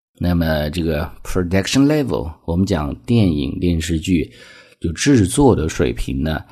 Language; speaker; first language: Chinese; native; Chinese